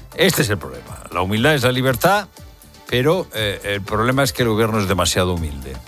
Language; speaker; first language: Spanish; native; Spanish